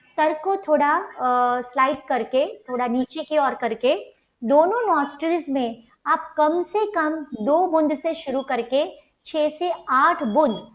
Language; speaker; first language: Hindi; non-native, local second language; Gujarati